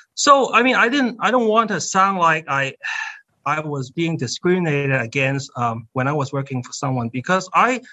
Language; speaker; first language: English; non-native, fluent; Cantonese